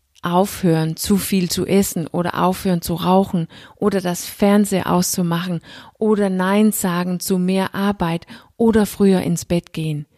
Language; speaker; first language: German; non-native, fluent; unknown